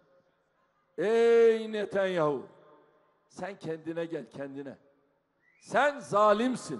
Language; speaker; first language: Turkish; native; Turkish